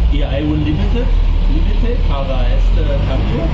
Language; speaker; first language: Spanish; non-native, learner; German